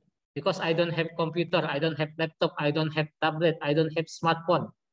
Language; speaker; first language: English; non-native, learner; Indonesian